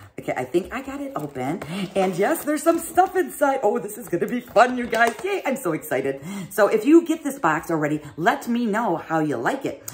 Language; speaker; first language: English; native; English